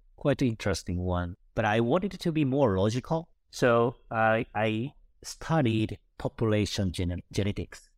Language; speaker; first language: English; non-native, fluent; Japanese